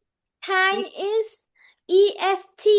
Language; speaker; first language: English; non-native, learner; Vietnamese